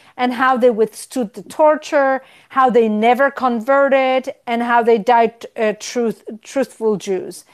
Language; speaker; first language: English; non-native, fluent; Polish